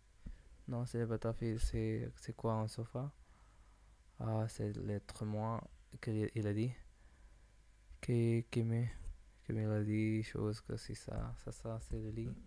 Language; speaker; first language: French; non-native, learner; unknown